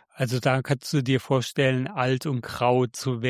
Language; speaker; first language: German; native; German